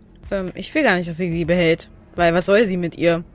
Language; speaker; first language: German; native; German